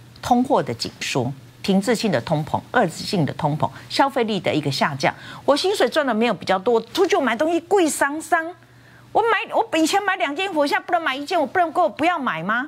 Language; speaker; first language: Chinese; native; Chinese